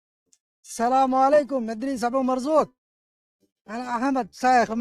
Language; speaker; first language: Arabic; non-native, learner; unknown